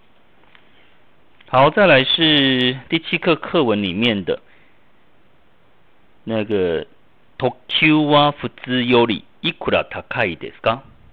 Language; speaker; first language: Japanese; non-native, fluent; Chinese